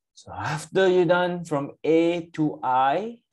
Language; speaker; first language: English; non-native, local second language; Malay